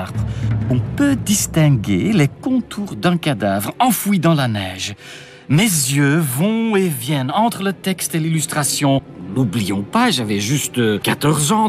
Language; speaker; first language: French; non-native, fluent; Dutch